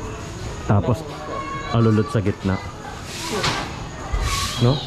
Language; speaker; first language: Filipino; native; Filipino